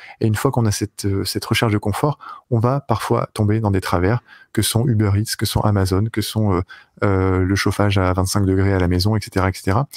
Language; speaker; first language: French; native; French